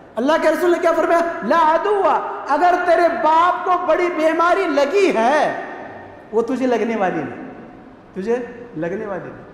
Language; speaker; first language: Urdu; native; Urdu